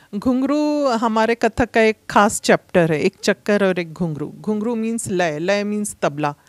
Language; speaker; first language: Hindi; native; Hindi